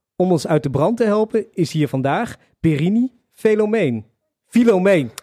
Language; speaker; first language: Dutch; native; Dutch